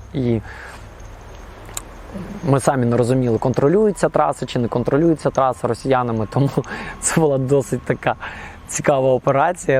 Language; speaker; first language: Ukrainian; native; Ukrainian